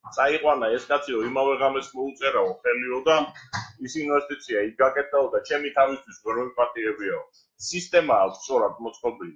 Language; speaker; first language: Georgian; native; Georgian